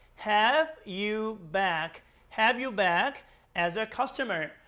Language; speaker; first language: English; non-native, fluent; Korean